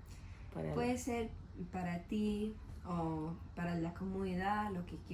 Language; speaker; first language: Spanish; non-native, learner; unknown